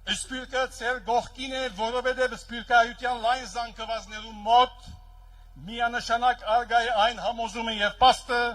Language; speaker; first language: Armenian; early bilingual, heritage; Armenian